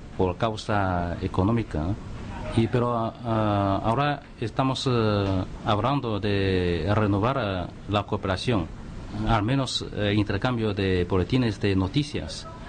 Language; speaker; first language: Spanish; non-native, fluent; Chinese